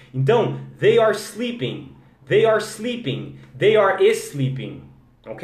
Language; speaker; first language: English; non-native, fluent; Portuguese